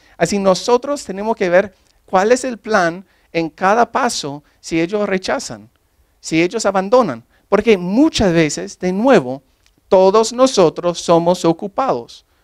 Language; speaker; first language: Spanish; non-native, fluent; English